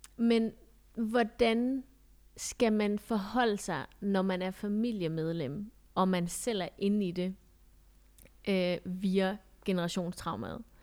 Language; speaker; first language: Danish; early bilingual, other home language; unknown